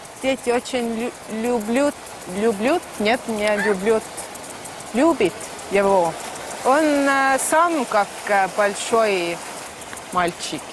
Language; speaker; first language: Russian; non-native, learner; Estonian